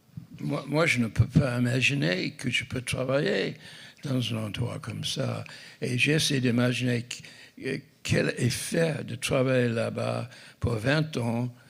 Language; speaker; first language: French; non-native, fluent; English